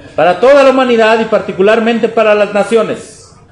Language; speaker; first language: Spanish; native; Spanish